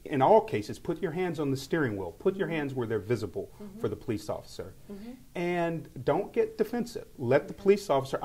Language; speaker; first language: English; native; English